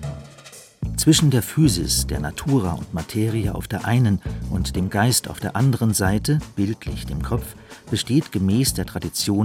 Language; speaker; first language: German; native; German